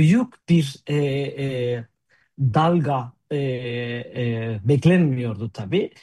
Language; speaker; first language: Turkish; non-native, fluent; Spanish